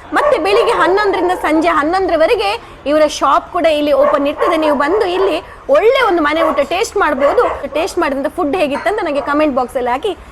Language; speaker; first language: Kannada; non-native, local second language; Tulu